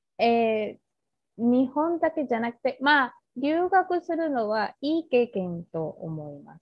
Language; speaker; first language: Japanese; non-native, learner; Spanish